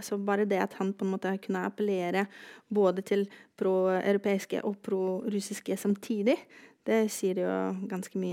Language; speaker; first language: Norwegian; non-native, fluent; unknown